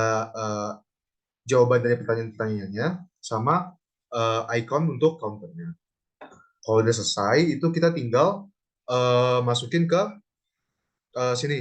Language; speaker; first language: Indonesian; native; Indonesian